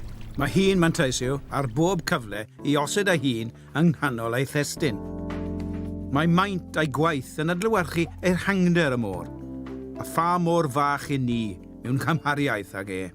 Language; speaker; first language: Welsh; native; Welsh